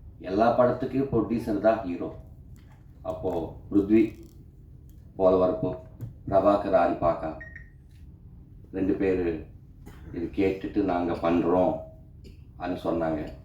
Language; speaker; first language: Tamil; non-native, local second language; Telugu